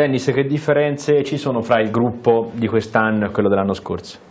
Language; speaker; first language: Italian; native; Italian